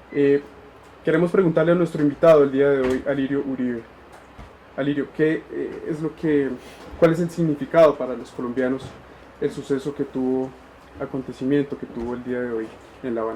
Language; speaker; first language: Spanish; native; Spanish